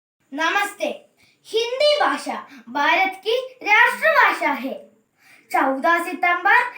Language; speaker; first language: Hindi; non-native, local second language; Malayalam